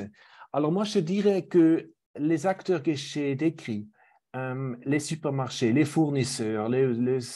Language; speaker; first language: French; non-native, fluent; German